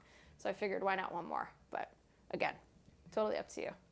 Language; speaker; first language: English; native; English